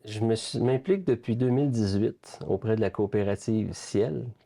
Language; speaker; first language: French; native; French